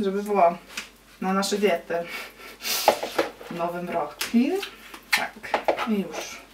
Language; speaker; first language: Polish; non-native, learner; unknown